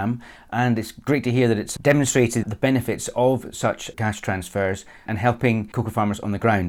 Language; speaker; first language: English; native; English